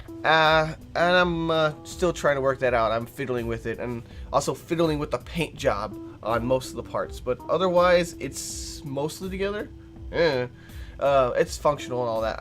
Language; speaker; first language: English; native; English